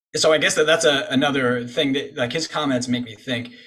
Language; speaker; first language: English; native; English